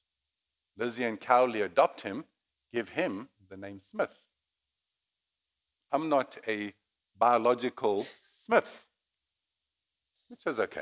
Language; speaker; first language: English; native; English